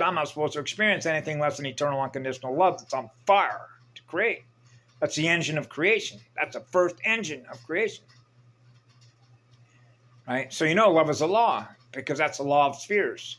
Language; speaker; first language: English; native; English